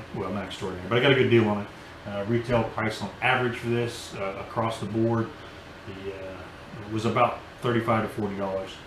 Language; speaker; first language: English; native; English